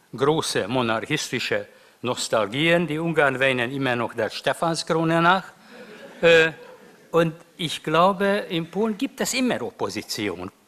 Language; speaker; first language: German; non-native, fluent; Hungarian